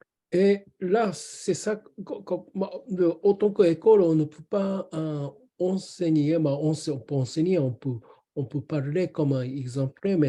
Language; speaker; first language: French; non-native, learner; Japanese